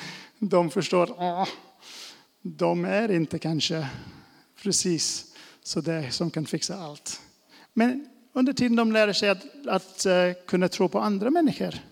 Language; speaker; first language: Swedish; non-native, fluent; English